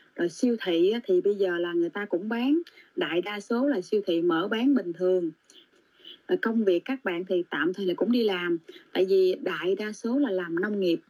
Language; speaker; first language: Vietnamese; native; Vietnamese